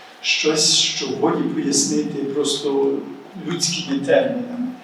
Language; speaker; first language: Ukrainian; early bilingual, heritage; Ukrainian